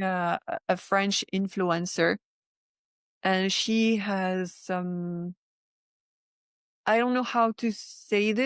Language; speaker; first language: English; non-native, fluent; French